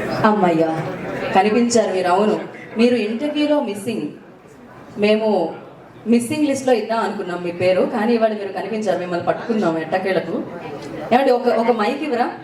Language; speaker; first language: Telugu; native; Telugu